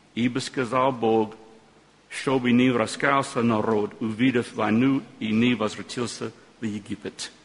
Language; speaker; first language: Russian; non-native, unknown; English